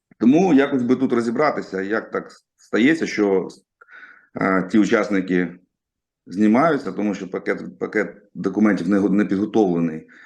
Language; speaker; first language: Ukrainian; non-native, local second language; Russian